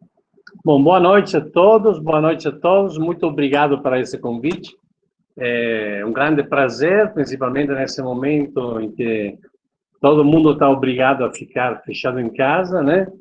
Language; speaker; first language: Portuguese; non-native, fluent; Italian